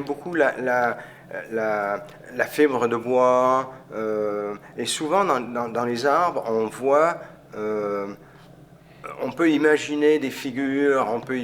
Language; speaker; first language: French; non-native, fluent; English